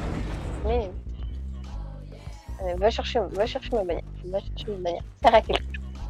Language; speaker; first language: French; native; French